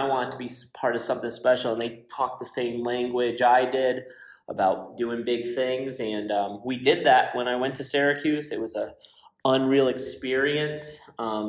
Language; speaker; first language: English; native; English